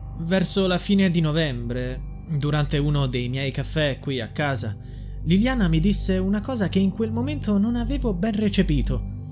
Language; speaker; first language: Italian; native; Italian